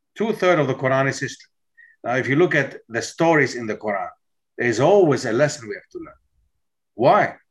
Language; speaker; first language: English; non-native, fluent; German